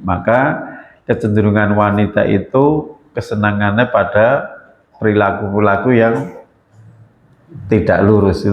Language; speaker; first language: Indonesian; non-native, local second language; Javanese